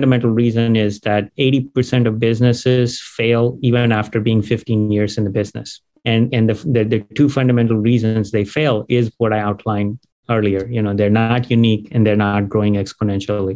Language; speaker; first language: English; non-native, local second language; Gujarati